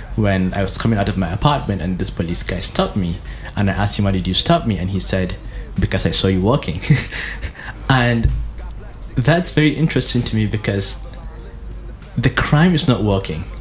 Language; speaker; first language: English; non-native, local second language; Hausa